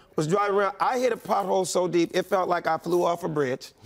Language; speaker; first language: English; native; English